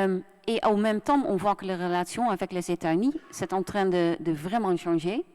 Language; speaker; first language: French; non-native, fluent; Dutch